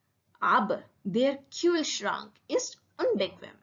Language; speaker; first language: German; non-native, learner; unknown